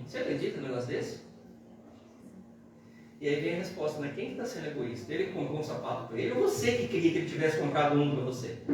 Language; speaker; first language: Portuguese; native; Portuguese